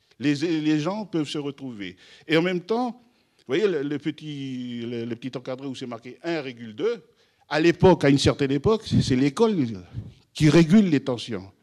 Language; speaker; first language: French; non-native, local second language; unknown